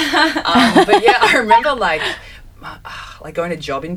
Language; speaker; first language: English; native; English